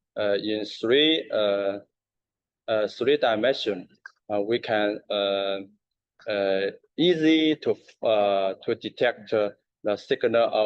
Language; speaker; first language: English; non-native, learner; Chinese